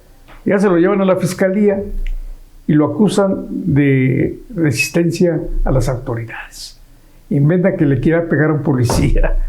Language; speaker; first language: Spanish; native; Spanish